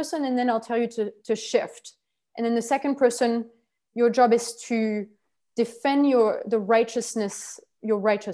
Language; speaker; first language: English; non-native, fluent; French